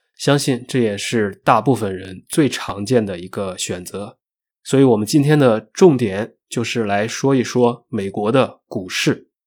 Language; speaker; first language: Chinese; native; Chinese